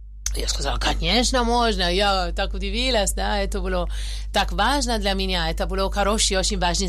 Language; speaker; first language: Russian; non-native, fluent; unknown